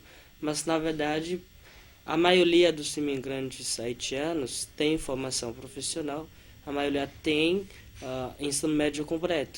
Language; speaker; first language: Portuguese; non-native, fluent; Haitian Creole